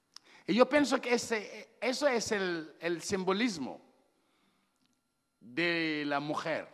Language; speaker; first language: Spanish; non-native, learner; Wolof